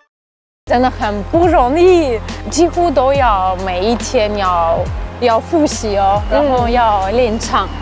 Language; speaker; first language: Chinese; non-native, fluent; Russian